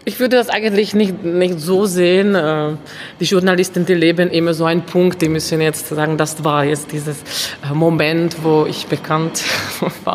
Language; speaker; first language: German; non-native, fluent; Czech